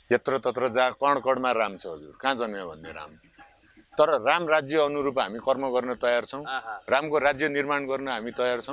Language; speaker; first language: Nepali; native; Nepali